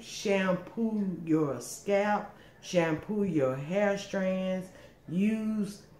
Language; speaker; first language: English; native; English